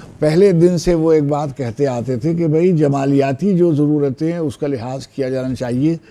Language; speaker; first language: Urdu; native; Urdu